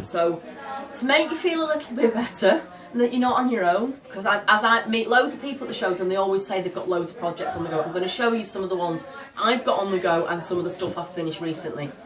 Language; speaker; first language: English; native; English